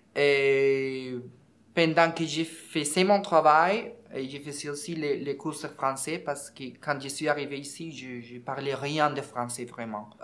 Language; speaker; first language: French; non-native, fluent; Spanish